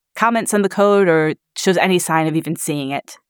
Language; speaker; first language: English; native; English